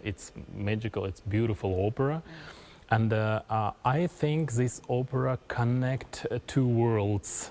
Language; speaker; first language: English; non-native, learner; Kazakh